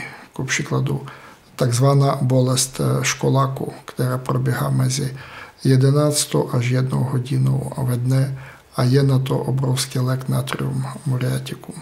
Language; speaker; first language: Czech; non-native, fluent; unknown